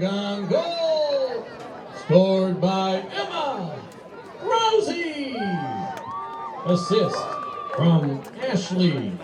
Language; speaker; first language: English; native; English